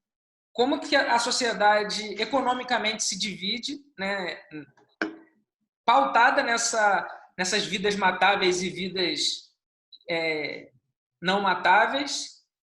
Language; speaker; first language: Portuguese; native; Portuguese